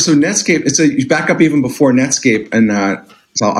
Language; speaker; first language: English; native; English